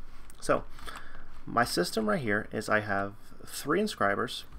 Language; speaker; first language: English; native; English